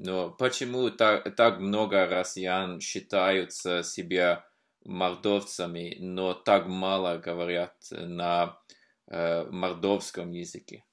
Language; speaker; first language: Russian; non-native, fluent; Norwegian